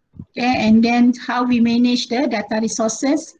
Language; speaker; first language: English; non-native, local second language; Malay